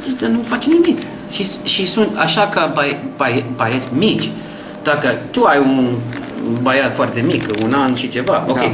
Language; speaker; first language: Romanian; non-native, learner; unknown